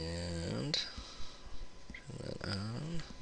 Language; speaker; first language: English; native; English